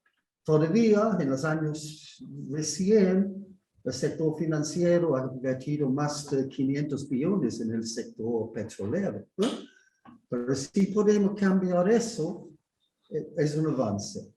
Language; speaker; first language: Spanish; non-native, fluent; English